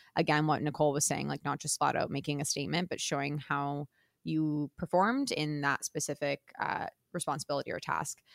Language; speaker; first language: English; native; English